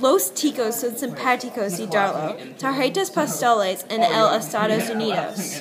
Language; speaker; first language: Spanish; non-native, learner; English